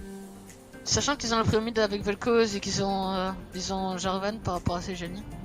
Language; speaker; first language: French; native; French